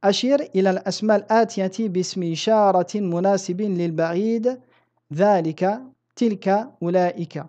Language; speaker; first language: Arabic; non-native, fluent; French